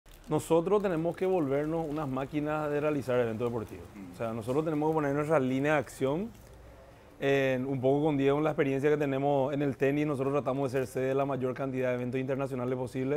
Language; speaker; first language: Spanish; native; Spanish